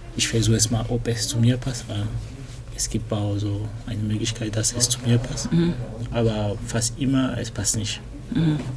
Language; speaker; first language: German; early bilingual, other home language; French